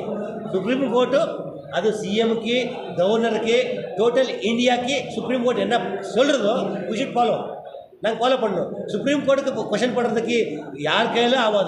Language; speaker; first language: Tamil; non-native, learner; Kannada